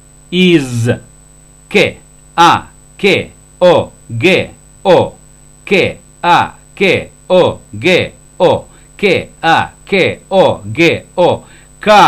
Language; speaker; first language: Hebrew; non-native, fluent; Russian